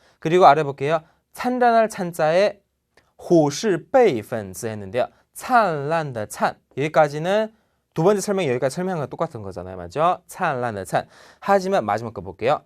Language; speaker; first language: Korean; non-native, fluent; Chinese